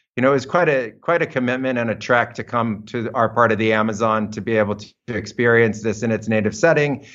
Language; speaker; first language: English; native; English